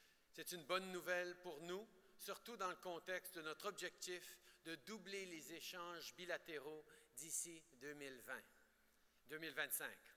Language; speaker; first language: French; native; French